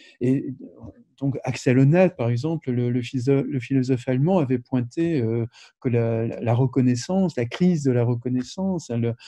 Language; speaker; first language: French; native; French